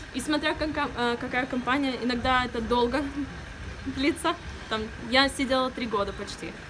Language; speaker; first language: Russian; early bilingual, heritage; Russian